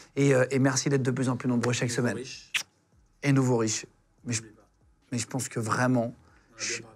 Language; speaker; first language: French; native; French